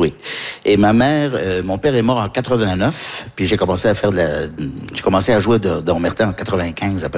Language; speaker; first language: French; early bilingual, heritage; French